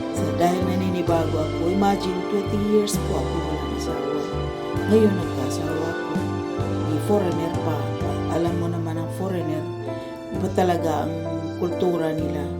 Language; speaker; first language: Filipino; non-native, local second language; Cebuano